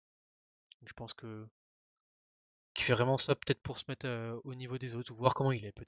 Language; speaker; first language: French; native; French